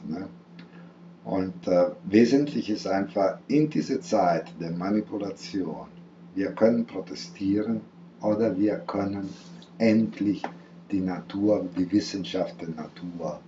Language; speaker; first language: German; non-native, fluent; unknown